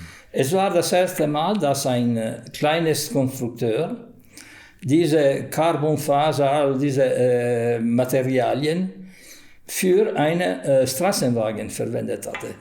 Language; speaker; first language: German; non-native, fluent; Italian